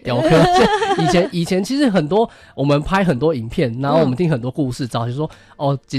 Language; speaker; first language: Chinese; native; Chinese